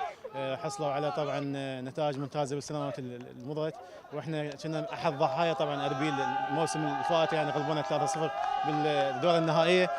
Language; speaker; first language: Arabic; native; Arabic